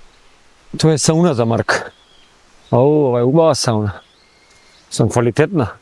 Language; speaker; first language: Macedonian; native; Macedonian